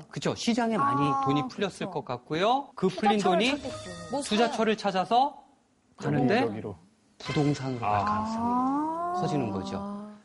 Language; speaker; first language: Korean; native; Korean